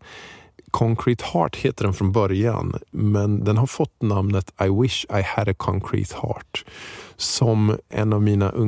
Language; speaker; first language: Swedish; native; Swedish